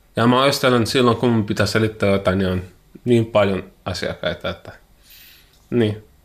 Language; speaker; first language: Finnish; non-native, learner; Arabic